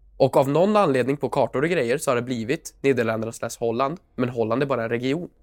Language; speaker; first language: Swedish; native; Swedish